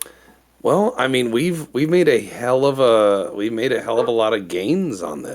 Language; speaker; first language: English; native; English